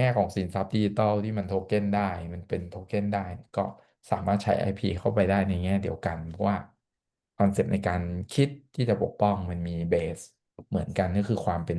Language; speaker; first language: Thai; native; Thai